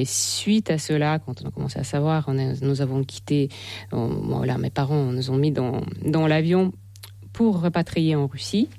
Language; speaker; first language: French; non-native, fluent; Russian